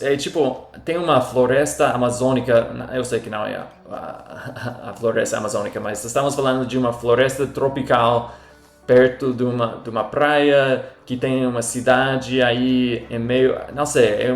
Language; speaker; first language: Portuguese; non-native, fluent; English